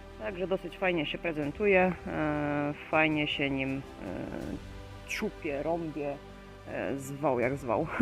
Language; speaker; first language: Polish; native; Polish